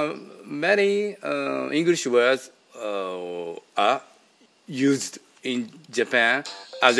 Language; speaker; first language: English; non-native, learner; Japanese